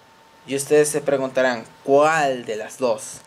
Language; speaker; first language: Spanish; native; Spanish